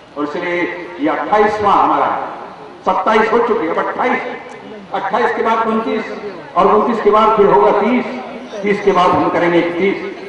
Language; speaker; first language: Hindi; native; Hindi